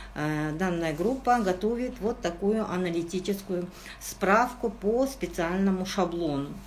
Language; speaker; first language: Russian; non-native, local second language; Kazakh